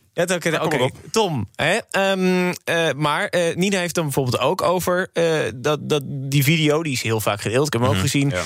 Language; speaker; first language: Dutch; native; Dutch